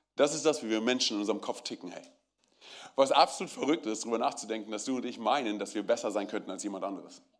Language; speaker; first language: German; early bilingual, other home language; Romanian